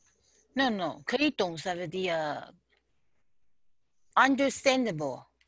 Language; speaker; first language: French; non-native, learner; Chinese